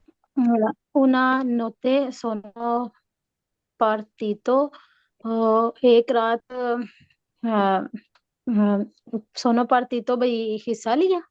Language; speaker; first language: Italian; non-native, learner; Urdu